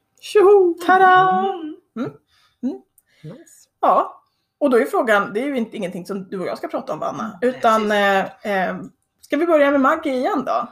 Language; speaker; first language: Swedish; native; Swedish